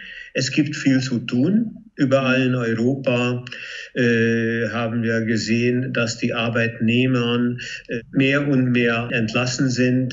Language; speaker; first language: German; non-native, fluent; Hungarian